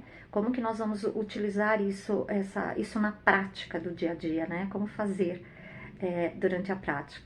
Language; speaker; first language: Portuguese; native; Portuguese